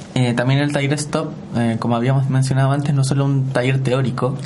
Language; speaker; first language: Spanish; native; Spanish